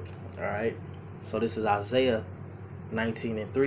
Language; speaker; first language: English; native; English